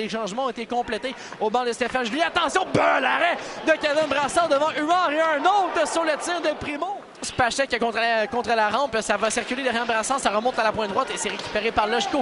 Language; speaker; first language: French; native; French